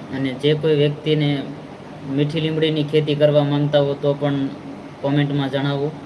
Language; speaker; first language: Gujarati; native; Gujarati